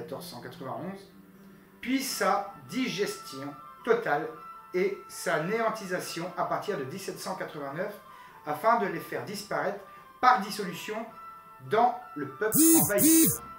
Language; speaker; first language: French; native; French